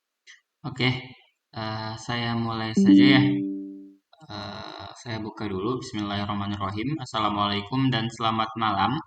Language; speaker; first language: Indonesian; native; Indonesian